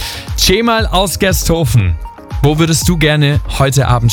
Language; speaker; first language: German; native; German